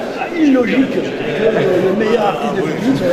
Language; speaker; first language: French; native; French